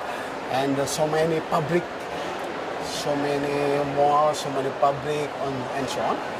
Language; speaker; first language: English; non-native, learner; Indonesian